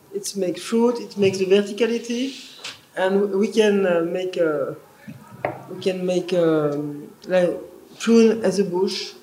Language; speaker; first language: English; non-native, learner; French